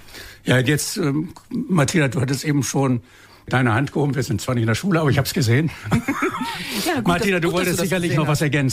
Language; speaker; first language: German; native; German